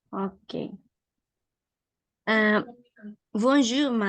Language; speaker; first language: French; non-native, learner; Spanish